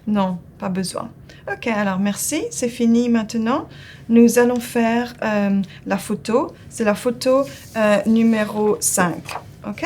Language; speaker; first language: French; non-native, fluent; English